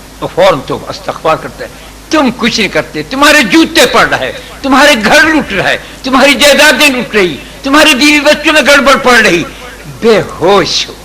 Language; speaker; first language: Urdu; native; Urdu